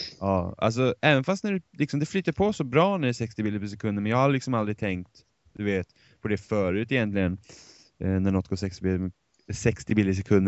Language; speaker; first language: Swedish; native; Swedish